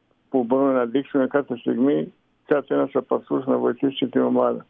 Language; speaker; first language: Greek; non-native, fluent; Serbian